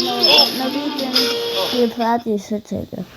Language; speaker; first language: Swedish; non-native, learner; Danish